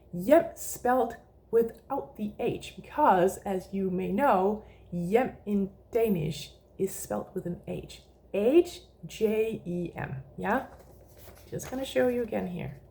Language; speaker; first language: English; non-native, fluent; Danish